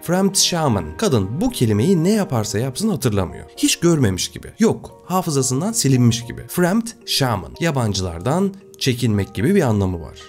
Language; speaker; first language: Turkish; native; Turkish